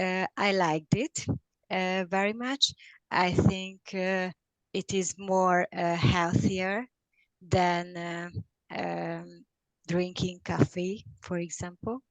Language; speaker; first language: English; non-native, learner; Hungarian